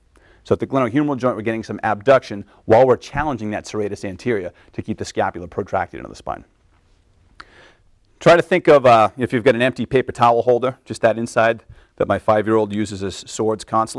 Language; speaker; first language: English; native; English